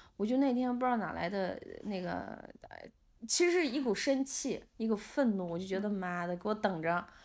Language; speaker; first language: Chinese; non-native, local second language; Uyghur